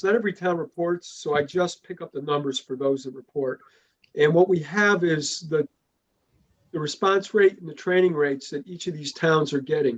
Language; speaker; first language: English; native; English